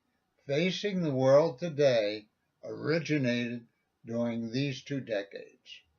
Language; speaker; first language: English; native; English